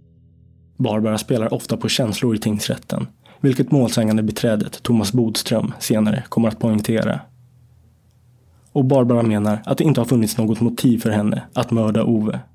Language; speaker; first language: Swedish; native; Swedish